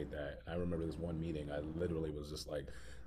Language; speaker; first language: English; native; English